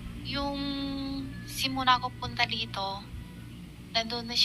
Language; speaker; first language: Filipino; non-native, learner; Chinese